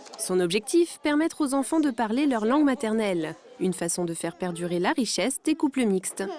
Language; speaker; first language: French; native; French